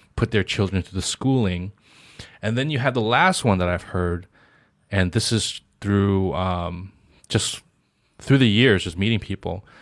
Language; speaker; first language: English; native; English